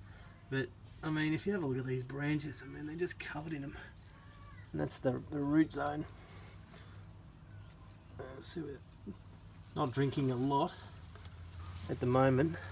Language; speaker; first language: English; native; English